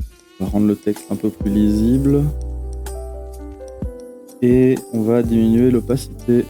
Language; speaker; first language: French; native; French